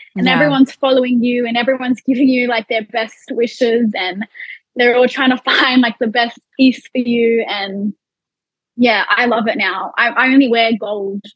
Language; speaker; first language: English; early bilingual, other home language; Arabic